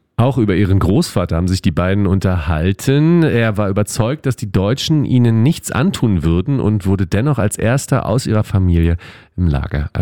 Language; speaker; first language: German; native; German